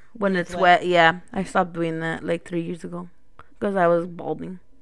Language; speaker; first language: English; early bilingual, other home language; Spanish